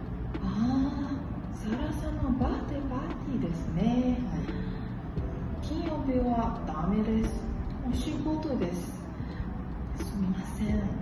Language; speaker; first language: Japanese; non-native, learner; Malay